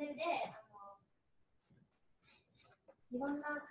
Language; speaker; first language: Japanese; non-native, learner; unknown